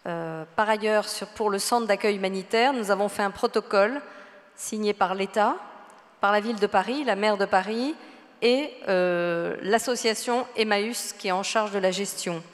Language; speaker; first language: French; native; French